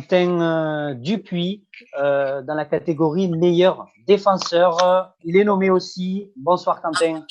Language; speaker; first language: French; native; French